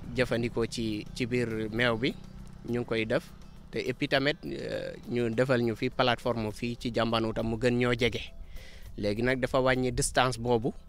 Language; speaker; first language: Wolof; non-native, local second language; Fula